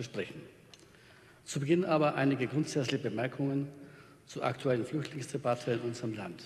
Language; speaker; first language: German; native; German